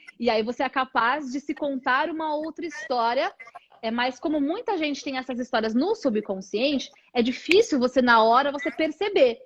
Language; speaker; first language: Portuguese; native; Portuguese